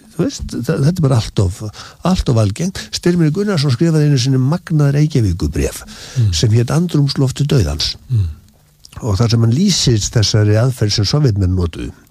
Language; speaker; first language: Icelandic; native; Icelandic